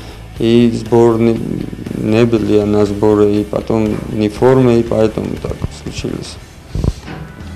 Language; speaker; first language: Russian; non-native, learner; Georgian